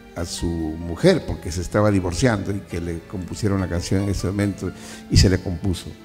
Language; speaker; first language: Spanish; native; Spanish